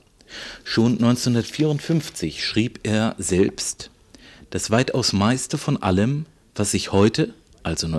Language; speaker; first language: German; native; German